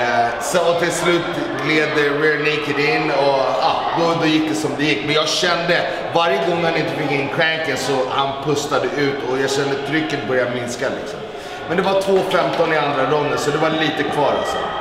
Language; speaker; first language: Swedish; native; Swedish